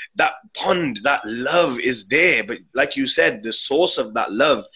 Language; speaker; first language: English; native; English